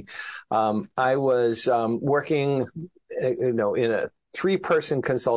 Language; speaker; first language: English; native; English